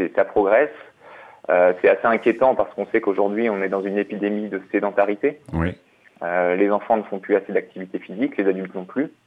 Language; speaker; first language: French; native; French